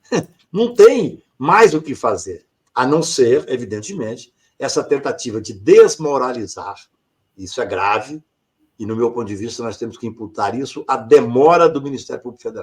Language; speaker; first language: Portuguese; native; Portuguese